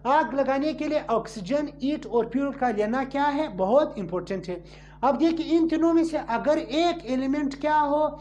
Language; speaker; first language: Urdu; non-native, local second language; Pashto